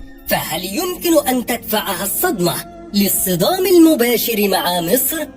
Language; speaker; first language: Arabic; native; Arabic